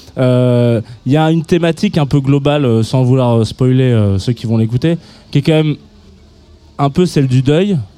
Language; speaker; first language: French; native; French